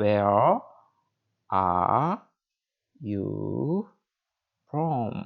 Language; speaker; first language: English; non-native, learner; Korean